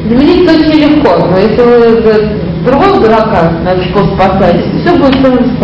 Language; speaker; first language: Russian; native; Russian